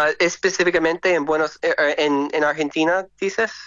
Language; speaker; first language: Spanish; non-native, learner; English